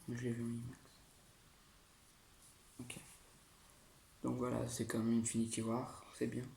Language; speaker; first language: French; native; French